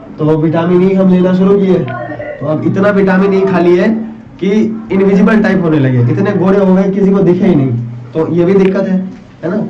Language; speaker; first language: Hindi; native; Hindi